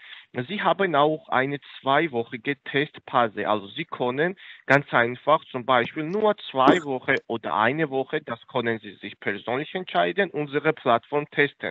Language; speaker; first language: German; non-native, fluent; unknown